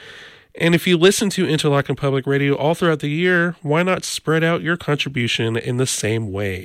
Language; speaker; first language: English; native; English